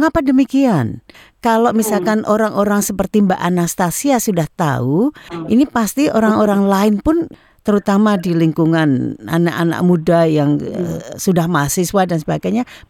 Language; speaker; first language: Indonesian; native; Indonesian